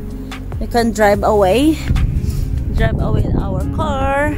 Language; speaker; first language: English; non-native, learner; Filipino